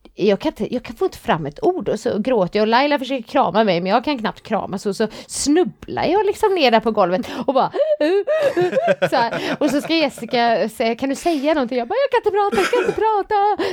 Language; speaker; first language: Swedish; native; Swedish